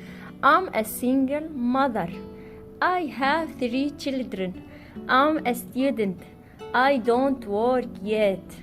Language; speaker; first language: English; non-native, learner; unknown